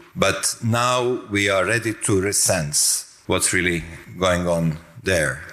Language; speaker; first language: English; non-native, fluent; Croatian